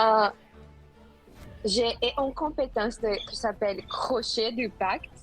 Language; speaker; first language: French; non-native, learner; Spanish